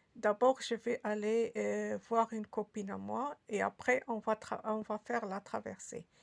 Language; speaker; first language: French; non-native, local second language; Arabic